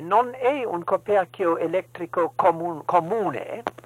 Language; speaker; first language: Italian; non-native, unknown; English